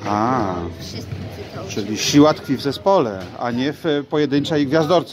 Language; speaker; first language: Polish; native; Polish